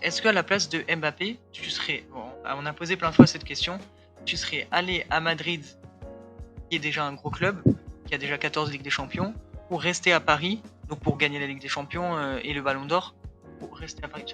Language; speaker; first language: French; native; French